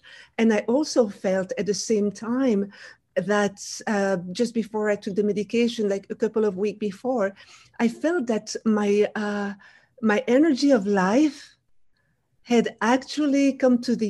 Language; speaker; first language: English; non-native, fluent; French